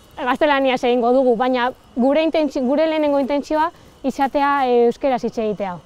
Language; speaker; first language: Basque; early bilingual, other home language; Spanish